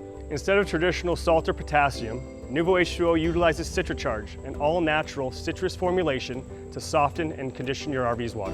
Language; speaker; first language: English; native; English